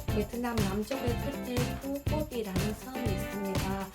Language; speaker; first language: Korean; non-native, learner; Vietnamese